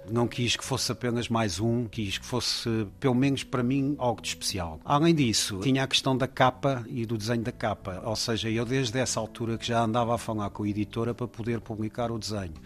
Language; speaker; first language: Portuguese; native; Portuguese